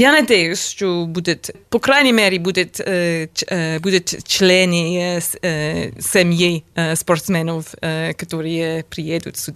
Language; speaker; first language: Russian; non-native, learner; English